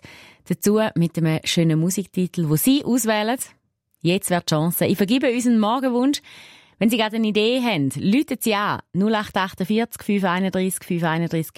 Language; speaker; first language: German; native; German